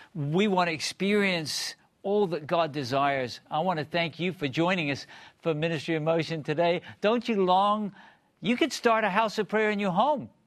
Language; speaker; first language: English; native; English